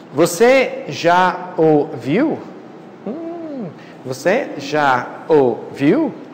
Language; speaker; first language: Portuguese; non-native, fluent; English